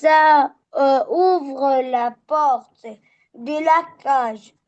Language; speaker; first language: French; non-native, learner; Arabic